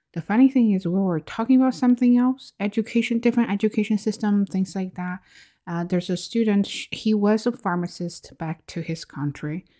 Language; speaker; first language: English; non-native, fluent; Chinese